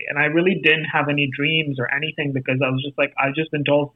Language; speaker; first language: English; non-native, local second language; Hindi